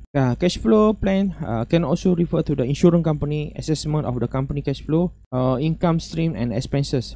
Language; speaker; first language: English; non-native, local second language; Malay